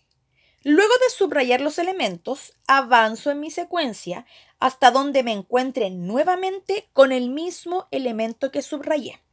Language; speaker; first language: Spanish; native; Spanish